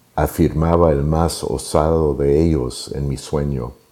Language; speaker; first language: Spanish; native; Spanish